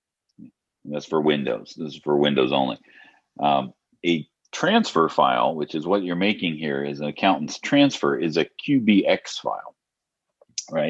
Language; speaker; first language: English; native; English